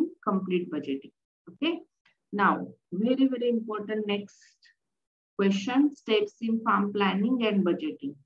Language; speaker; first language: English; non-native, local second language; Marathi